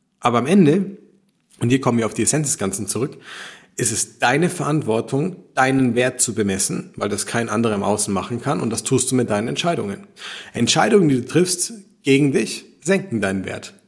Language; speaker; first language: German; native; German